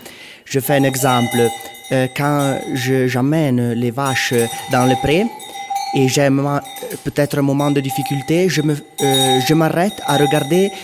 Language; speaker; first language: French; non-native, local second language; Italian